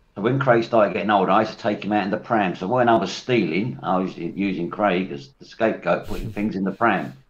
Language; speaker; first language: English; native; English